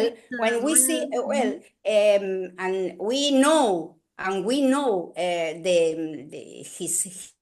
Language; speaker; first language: English; non-native, learner; Spanish